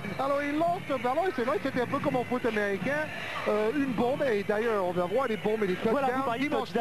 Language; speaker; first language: French; native; French